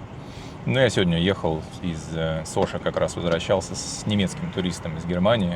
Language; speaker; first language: Russian; native; Russian